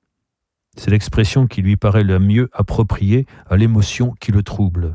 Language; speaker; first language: French; native; French